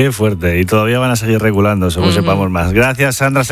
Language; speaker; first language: Spanish; native; Spanish